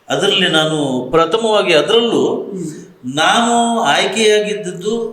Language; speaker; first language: Kannada; non-native, local second language; Tulu